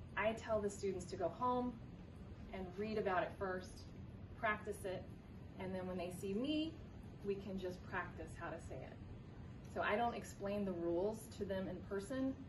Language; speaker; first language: English; native; English